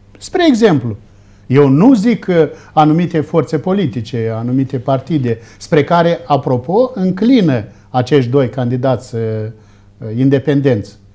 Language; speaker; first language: Romanian; native; Romanian